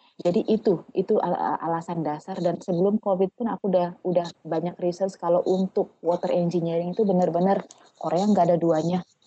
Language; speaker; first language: Indonesian; non-native, local second language; Tetum